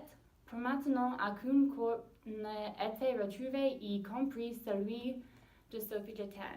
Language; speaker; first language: French; non-native, learner; English